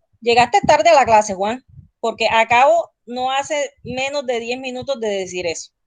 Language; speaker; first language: Spanish; native; Spanish